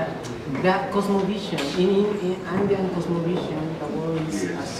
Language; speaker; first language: English; non-native, learner; Spanish